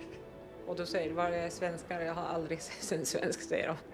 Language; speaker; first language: Swedish; non-native, fluent; Arabic